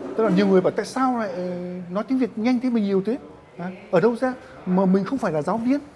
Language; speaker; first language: Vietnamese; native; Vietnamese